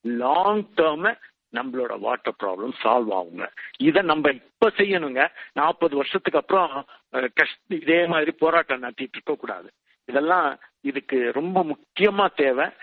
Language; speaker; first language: Tamil; native; Tamil